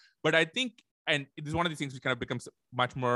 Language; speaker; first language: English; non-native, local second language; Tamil